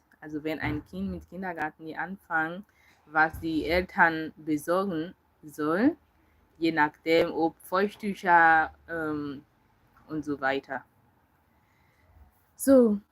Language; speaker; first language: German; non-native, learner; Yoruba